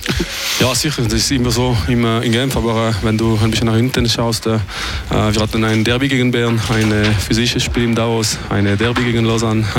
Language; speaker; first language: German; non-native, fluent; French